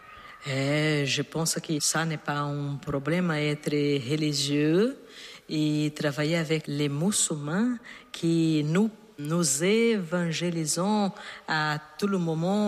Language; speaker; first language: French; non-native, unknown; Portuguese